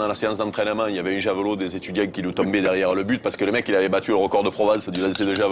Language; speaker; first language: French; native; French